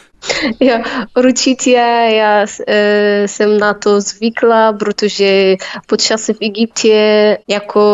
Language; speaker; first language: Czech; non-native, learner; Arabic